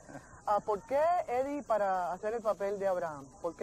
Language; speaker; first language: Spanish; native; Spanish